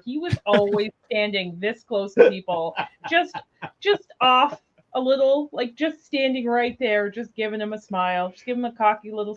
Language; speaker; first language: English; native; English